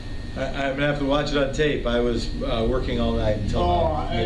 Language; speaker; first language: English; native; English